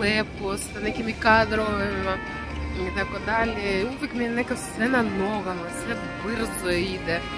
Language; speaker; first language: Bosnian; non-native, learner; Russian